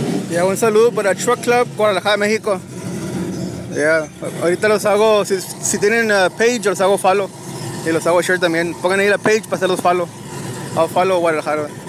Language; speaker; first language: Spanish; early bilingual, heritage; Spanish